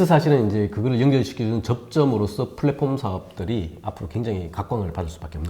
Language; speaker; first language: Korean; native; Korean